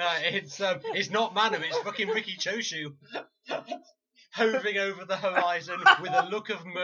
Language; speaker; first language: English; native; English